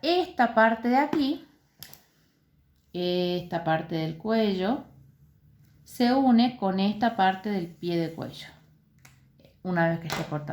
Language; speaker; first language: Spanish; native; Spanish